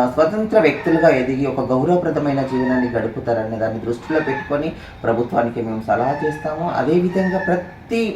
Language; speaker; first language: Telugu; native; Telugu